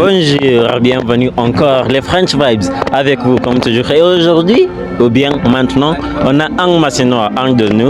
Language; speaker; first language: French; non-native, fluent; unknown